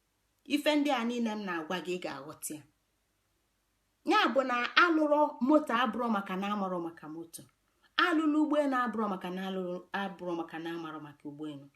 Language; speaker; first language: Igbo; native; Igbo